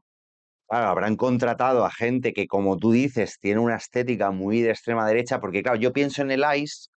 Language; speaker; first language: Spanish; native; Spanish